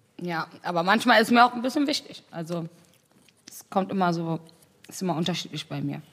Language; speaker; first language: German; early bilingual, other home language; Tigrinya